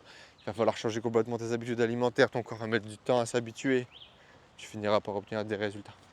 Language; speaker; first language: French; native; French